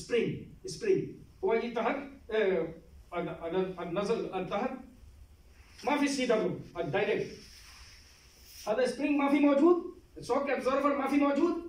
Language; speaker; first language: Arabic; non-native, learner; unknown